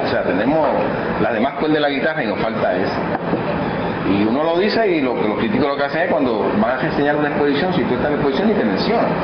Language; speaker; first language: Spanish; native; Spanish